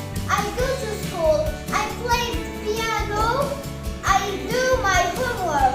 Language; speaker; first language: English; non-native, learner; Arabic